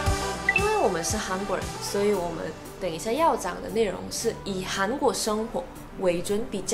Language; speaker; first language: Chinese; non-native, fluent; Korean